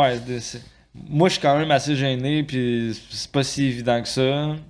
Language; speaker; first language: French; native; French